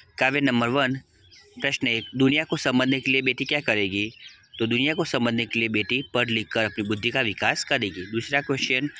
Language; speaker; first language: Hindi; non-native, local second language; Gujarati